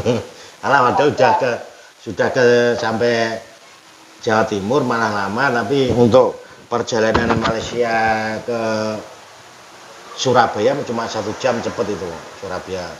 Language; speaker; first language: Indonesian; non-native, local second language; Javanese